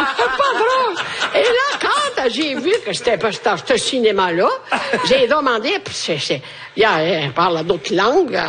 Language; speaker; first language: French; non-native, fluent; Italian